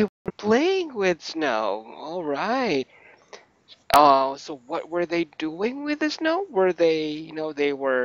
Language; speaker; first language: English; non-native, fluent; Russian